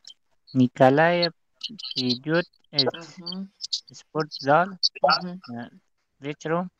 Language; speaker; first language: Russian; non-native, learner; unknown